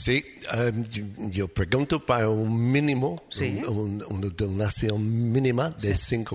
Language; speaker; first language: Spanish; non-native, fluent; English